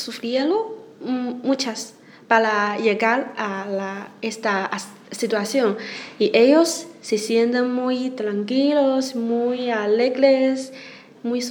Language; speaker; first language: Spanish; non-native, learner; Chinese